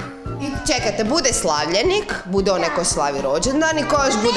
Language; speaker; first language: Croatian; native; Croatian